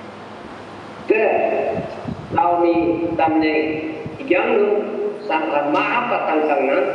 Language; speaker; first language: Thai; non-native, fluent; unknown